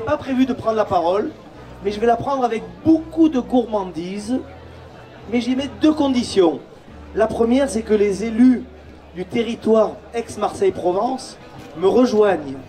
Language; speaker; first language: French; native; French